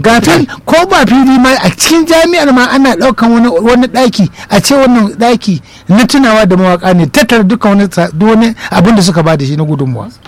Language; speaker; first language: Hausa; native; Hausa